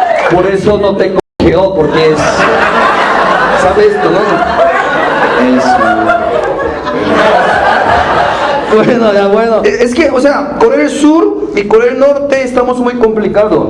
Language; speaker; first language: Spanish; non-native, fluent; Korean